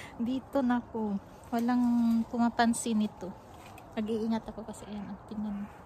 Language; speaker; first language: Filipino; non-native, local second language; Cebuano